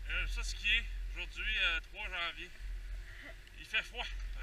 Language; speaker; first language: French; native; French